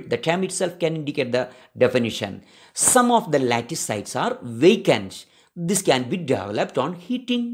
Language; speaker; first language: English; non-native, local second language; Malayalam